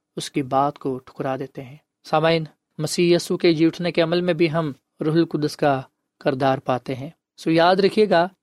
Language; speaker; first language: Urdu; non-native, local second language; Punjabi